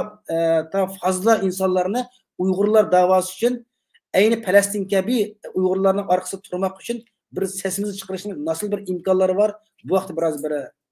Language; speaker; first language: Turkish; non-native, learner; Uyghur